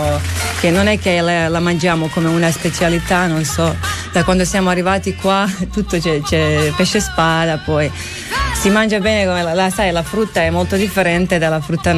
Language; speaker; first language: Italian; non-native, learner; Croatian